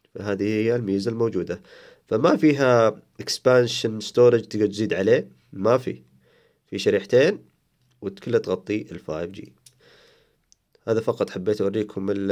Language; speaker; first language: Arabic; native; Arabic